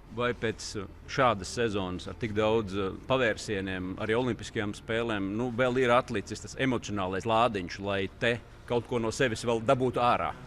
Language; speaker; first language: Latvian; native; Latvian